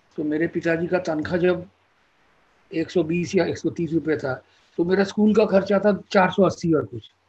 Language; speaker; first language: Hindi; non-native, local second language; Bangla